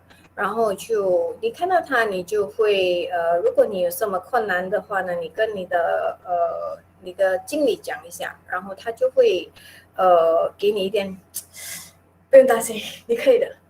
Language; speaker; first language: Chinese; non-native, local second language; Min Nan Chinese